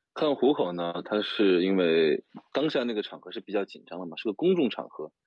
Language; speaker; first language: Chinese; native; Chinese